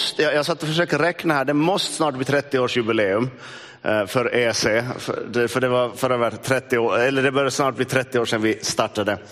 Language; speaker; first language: Swedish; native; Swedish